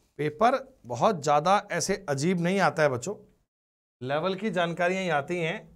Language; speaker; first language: Hindi; native; Hindi